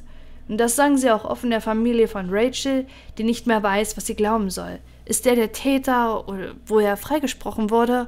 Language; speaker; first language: German; native; German